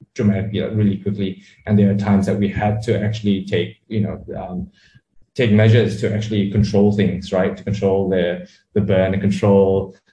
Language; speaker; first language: English; native; English